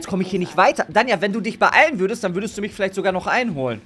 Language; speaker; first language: German; native; German